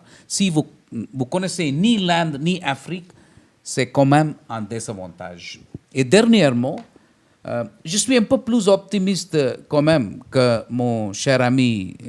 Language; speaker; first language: French; non-native, fluent; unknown